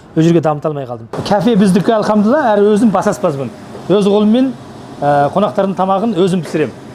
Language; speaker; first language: Kazakh; native; Kazakh